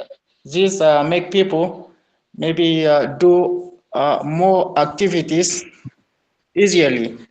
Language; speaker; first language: English; non-native, learner; Arabic